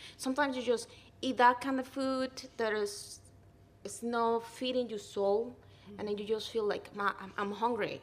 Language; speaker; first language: English; non-native, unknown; Spanish